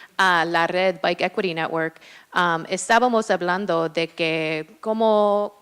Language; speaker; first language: Spanish; non-native, fluent; English